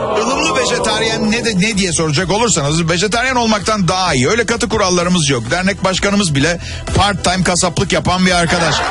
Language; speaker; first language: Turkish; native; Turkish